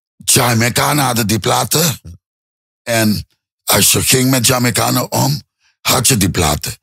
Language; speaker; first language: Dutch; non-native, local second language; Papiamento